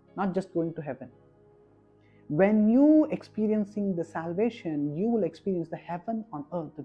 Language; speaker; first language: English; non-native, local second language; Kannada